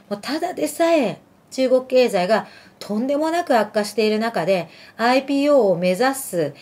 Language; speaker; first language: Japanese; early bilingual, other home language; Arabic